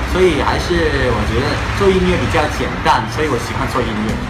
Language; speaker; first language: Chinese; non-native, local second language; Cantonese